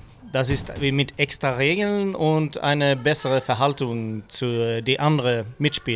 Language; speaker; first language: German; non-native, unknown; Swedish